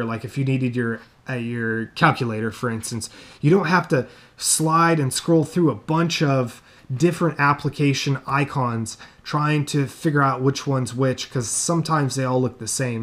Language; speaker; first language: English; native; English